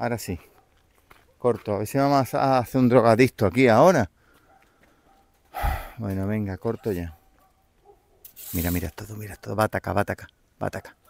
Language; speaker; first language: Spanish; native; Spanish